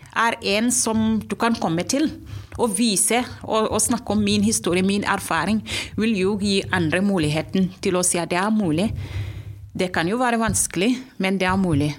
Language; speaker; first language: Norwegian; non-native, fluent; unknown